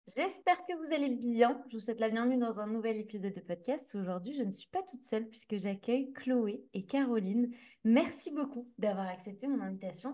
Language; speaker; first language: French; native; French